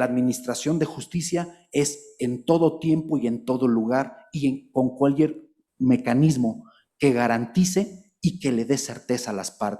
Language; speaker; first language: Spanish; native; Spanish